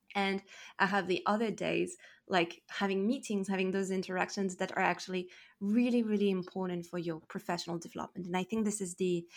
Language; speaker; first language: English; non-native, fluent; French